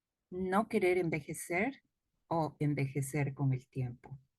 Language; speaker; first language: Spanish; native; Spanish